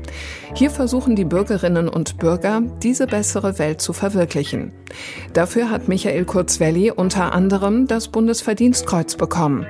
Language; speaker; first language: German; native; German